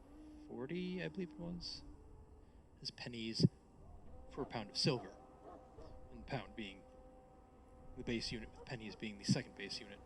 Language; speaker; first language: English; native; English